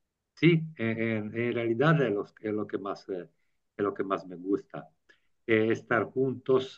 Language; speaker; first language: Spanish; non-native, learner; Italian